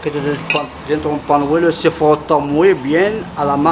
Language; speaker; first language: Spanish; non-native, learner; Arabic